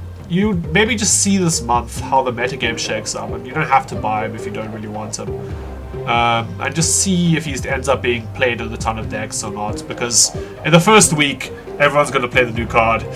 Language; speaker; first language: English; native; English